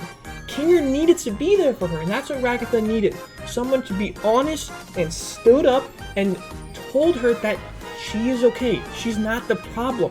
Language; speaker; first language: English; native; English